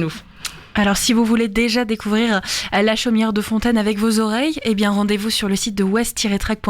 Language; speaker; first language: French; native; French